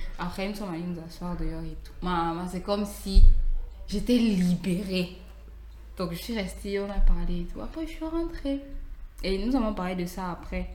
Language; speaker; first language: French; native; French